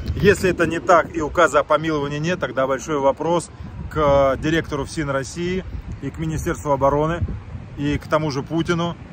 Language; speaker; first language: Russian; native; Russian